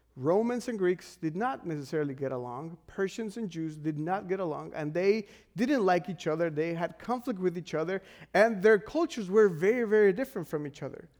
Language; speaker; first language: English; non-native, fluent; Spanish